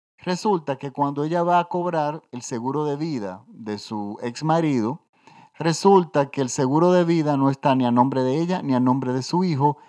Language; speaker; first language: Spanish; native; Spanish